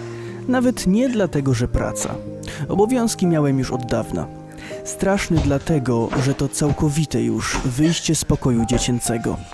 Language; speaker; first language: Polish; native; Polish